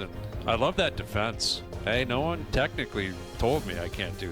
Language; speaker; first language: English; native; English